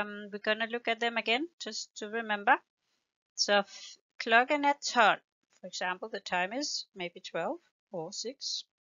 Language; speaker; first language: English; non-native, fluent; Danish